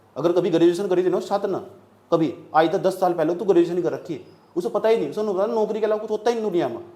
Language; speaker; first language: Hindi; native; Hindi